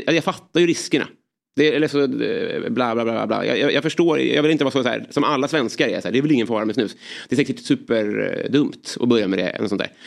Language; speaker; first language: Swedish; native; Swedish